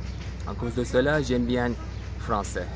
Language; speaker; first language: French; non-native, local second language; Turkish